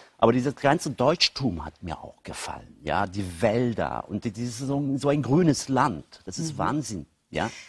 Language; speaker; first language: German; early bilingual, other home language; Turkish